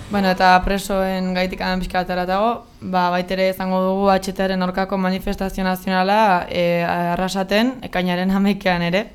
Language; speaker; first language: Basque; native; Basque